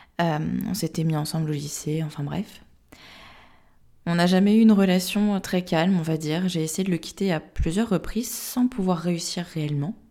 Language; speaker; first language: French; native; French